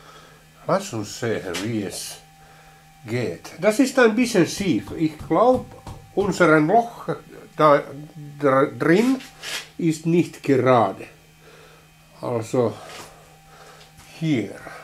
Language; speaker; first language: German; non-native, learner; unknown